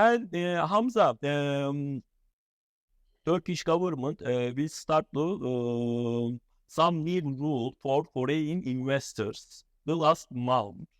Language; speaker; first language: English; non-native, fluent; Turkish